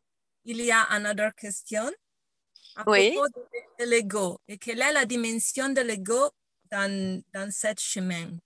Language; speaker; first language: French; non-native, learner; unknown